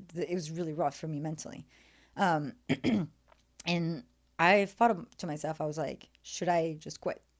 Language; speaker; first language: English; non-native, fluent; French